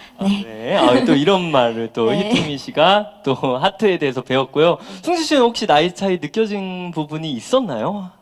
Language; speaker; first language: Korean; native; Korean